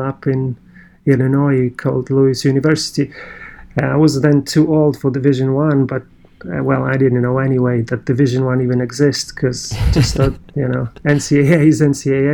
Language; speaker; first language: English; non-native, fluent; Polish